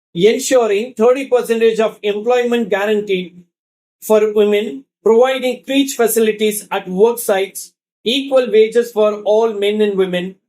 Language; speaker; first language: English; non-native, local second language; Tamil